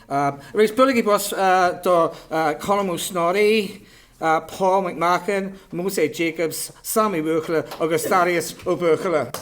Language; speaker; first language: Irish; native; Irish